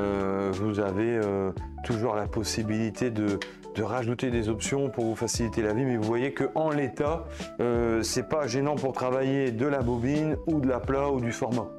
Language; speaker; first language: French; native; French